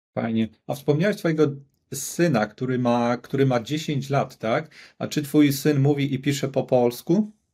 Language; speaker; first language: Polish; native; Polish